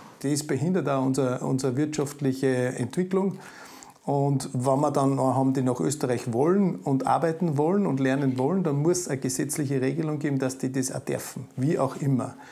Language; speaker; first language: German; native; German